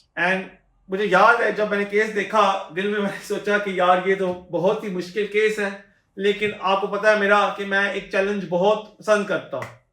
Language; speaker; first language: Urdu; native; Urdu